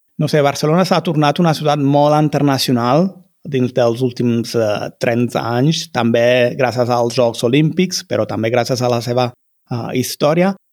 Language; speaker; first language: Catalan; non-native, fluent; Italian